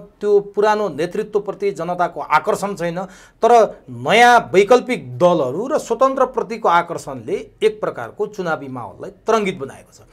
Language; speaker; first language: Nepali; native; Nepali